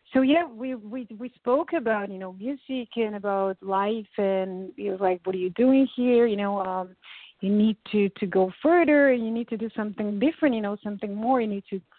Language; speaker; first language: English; non-native, fluent; Bulgarian